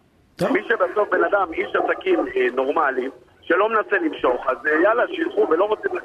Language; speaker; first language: Hebrew; native; Hebrew